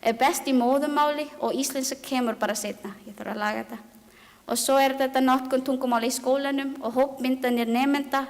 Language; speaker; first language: Icelandic; non-native, learner; Filipino